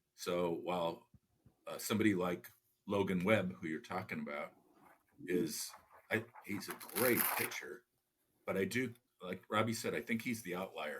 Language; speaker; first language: English; native; English